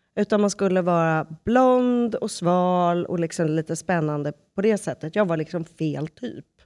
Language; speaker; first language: Swedish; native; Swedish